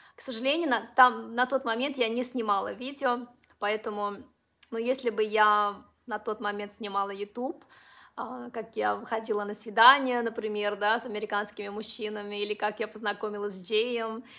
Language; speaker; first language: Russian; non-native, local second language; Uzbek